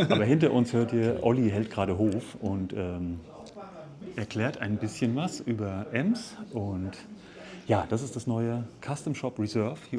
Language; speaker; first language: German; native; German